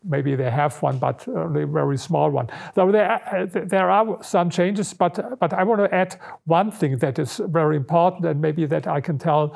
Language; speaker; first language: English; non-native, fluent; German